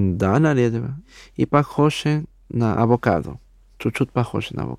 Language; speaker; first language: Russian; non-native, learner; Spanish